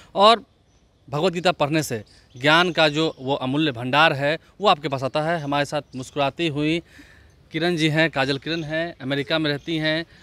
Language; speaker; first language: Hindi; native; Hindi